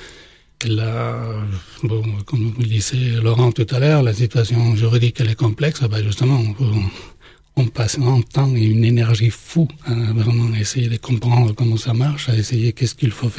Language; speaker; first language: French; non-native, fluent; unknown